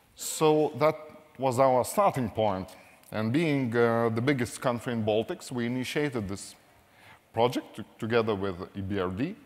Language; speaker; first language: English; non-native, fluent; Lithuanian